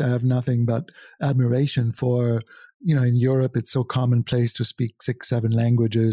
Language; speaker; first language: English; non-native, fluent; German